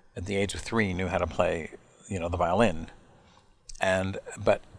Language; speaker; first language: English; native; English